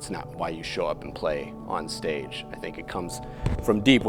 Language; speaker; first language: English; native; English